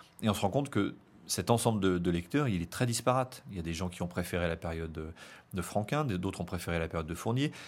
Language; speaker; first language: French; native; French